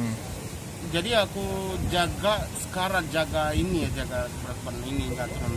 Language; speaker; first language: Indonesian; non-native, fluent; Japanese